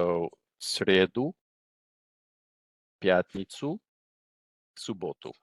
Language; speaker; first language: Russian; non-native, fluent; English